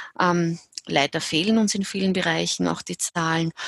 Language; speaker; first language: German; native; German